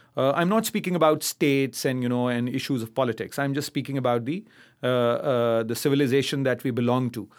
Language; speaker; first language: English; non-native, local second language; Urdu